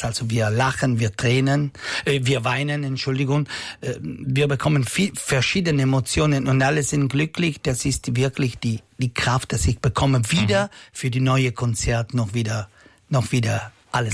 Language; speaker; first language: German; non-native, learner; Italian